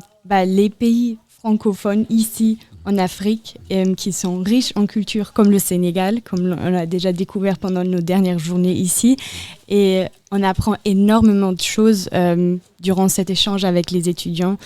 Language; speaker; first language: French; non-native, fluent; German